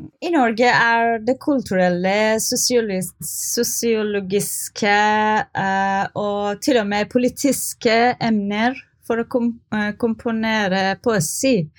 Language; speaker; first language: Norwegian; non-native, learner; Persian